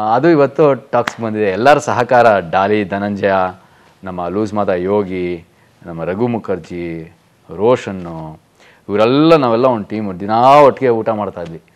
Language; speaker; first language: Kannada; native; Kannada